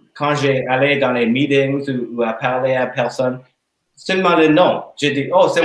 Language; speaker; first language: French; non-native, learner; English